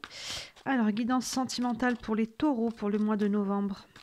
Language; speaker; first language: French; native; French